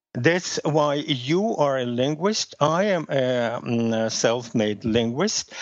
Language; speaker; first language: English; non-native, fluent; Russian